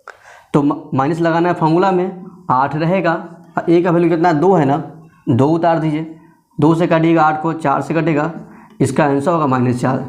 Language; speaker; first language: Hindi; native; Hindi